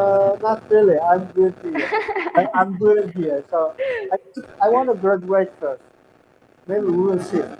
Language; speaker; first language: English; non-native, fluent; Turkmen